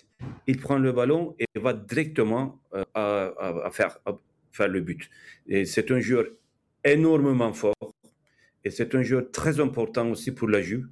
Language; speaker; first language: French; non-native, fluent; Turkish